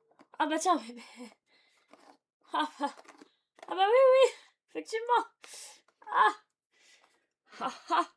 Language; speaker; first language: French; native; French